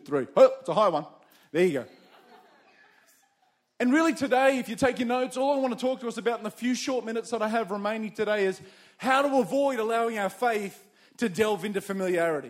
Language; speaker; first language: English; native; English